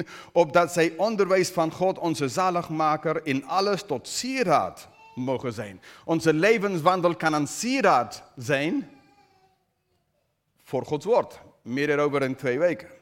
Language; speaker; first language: Dutch; non-native, fluent; English